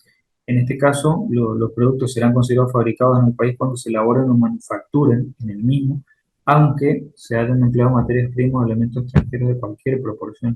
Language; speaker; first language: Spanish; native; Spanish